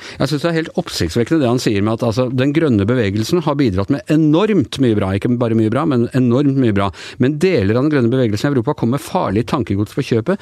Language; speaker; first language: Norwegian; native; Norwegian